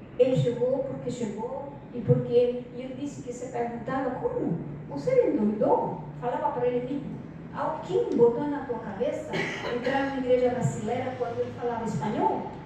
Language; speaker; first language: Portuguese; non-native, fluent; Spanish